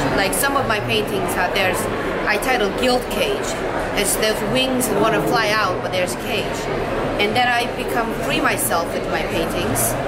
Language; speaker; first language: English; non-native, fluent; Korean